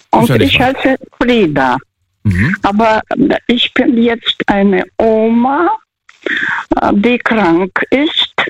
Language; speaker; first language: German; early bilingual, heritage; Russian